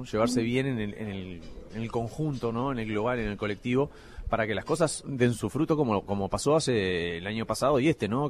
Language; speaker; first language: Spanish; native; Spanish